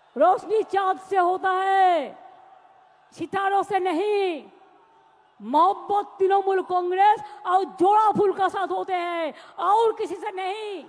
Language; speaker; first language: Hindi; non-native, local second language; Bangla